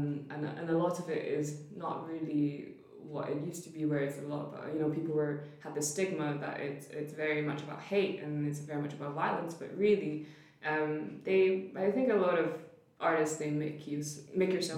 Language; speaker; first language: English; non-native, local second language; Cantonese